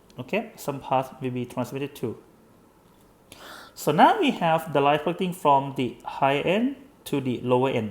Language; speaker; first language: English; non-native, fluent; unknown